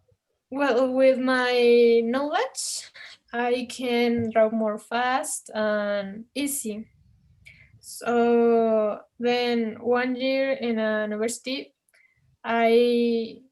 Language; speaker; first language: English; non-native, learner; Spanish